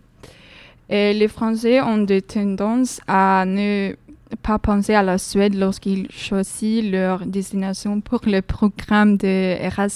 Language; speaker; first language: French; non-native, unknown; Swedish